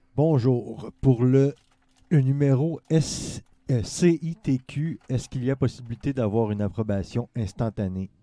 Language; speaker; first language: French; native; French